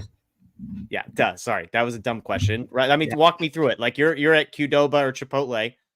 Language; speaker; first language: English; native; English